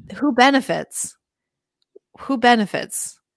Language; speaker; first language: English; native; English